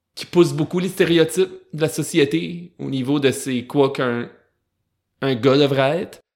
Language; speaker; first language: French; native; French